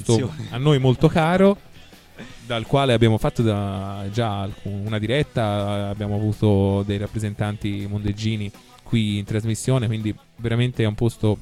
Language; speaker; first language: Italian; native; Italian